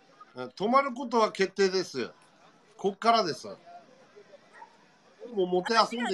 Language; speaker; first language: Japanese; native; Japanese